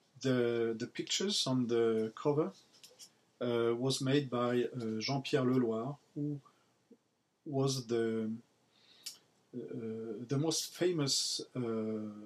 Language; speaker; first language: English; non-native, learner; French